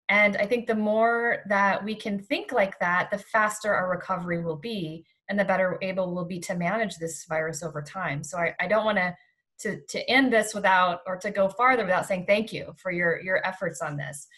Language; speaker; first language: English; native; English